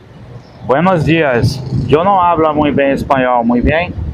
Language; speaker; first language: Spanish; non-native, learner; Portuguese